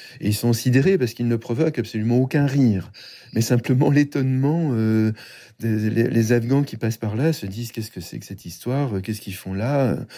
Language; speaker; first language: French; native; French